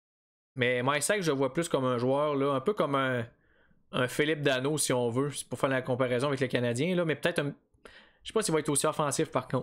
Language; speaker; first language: French; native; French